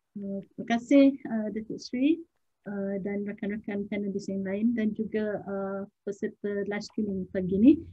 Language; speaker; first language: Malay; non-native, local second language; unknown